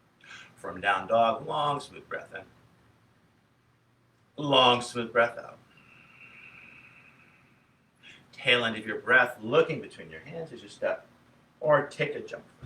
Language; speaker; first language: English; native; English